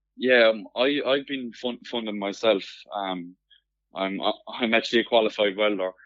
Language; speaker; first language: English; native; English